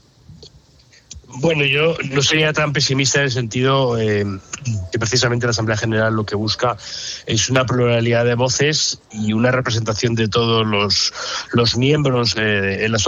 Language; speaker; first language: Spanish; native; Spanish